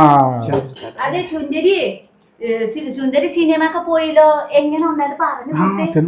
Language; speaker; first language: Malayalam; non-native, learner; Nepali